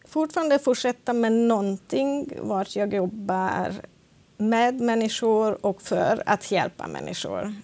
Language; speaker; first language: Swedish; non-native, fluent; Hungarian